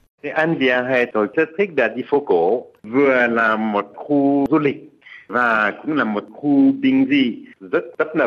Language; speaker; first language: Vietnamese; non-native, fluent; French